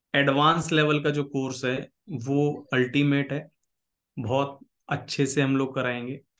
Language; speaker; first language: Hindi; native; Hindi